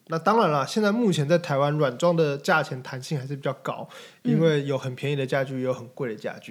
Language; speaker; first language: Chinese; native; Chinese